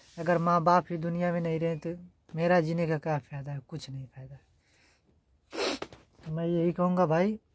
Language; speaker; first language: Hindi; native; Hindi